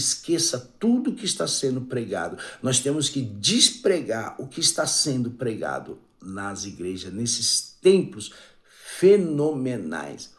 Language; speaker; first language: Portuguese; native; Portuguese